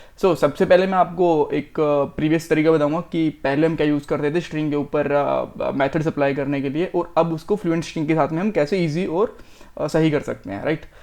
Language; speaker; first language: Hindi; native; Hindi